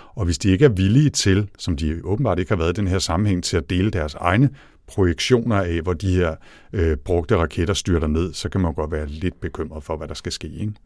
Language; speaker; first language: Danish; native; Danish